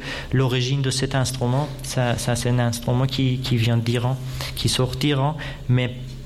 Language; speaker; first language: French; non-native, fluent; Persian